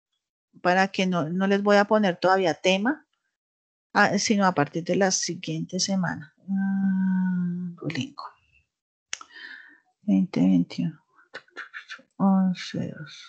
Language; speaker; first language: Spanish; native; Spanish